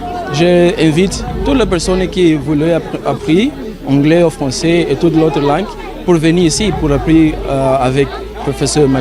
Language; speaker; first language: French; non-native, learner; Portuguese